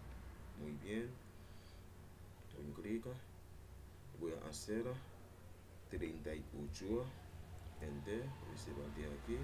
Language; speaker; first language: Spanish; non-native, learner; Haitian Creole